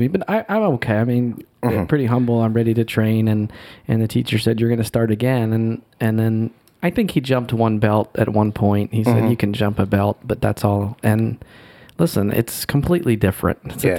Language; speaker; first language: English; native; English